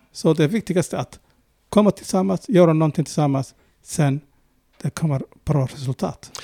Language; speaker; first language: Swedish; non-native, fluent; Somali